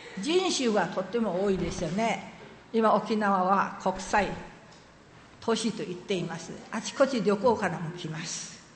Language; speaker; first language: Japanese; non-native, fluent; Min Nan Chinese